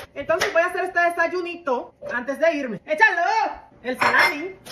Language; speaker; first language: Spanish; native; Spanish